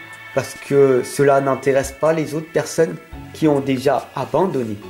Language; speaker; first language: French; native; French